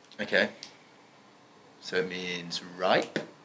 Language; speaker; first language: English; native; English